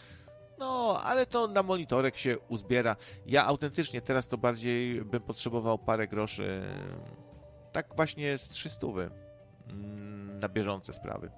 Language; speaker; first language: Polish; native; Polish